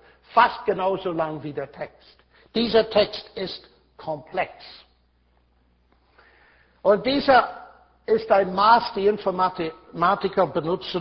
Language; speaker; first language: German; non-native, fluent; English